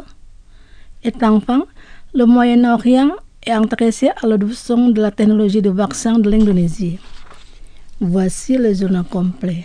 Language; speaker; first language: French; non-native, fluent; Indonesian